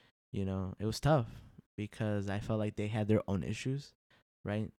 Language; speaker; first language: English; early bilingual, other home language; Spanish